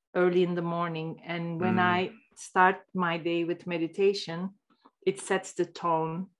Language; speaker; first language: English; non-native, fluent; Turkish